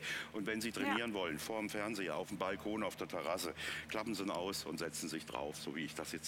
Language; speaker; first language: German; native; German